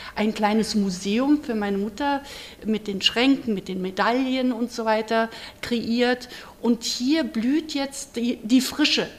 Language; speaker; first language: German; native; German